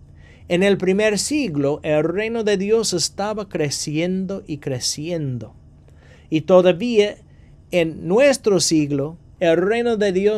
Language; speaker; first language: Spanish; non-native, fluent; English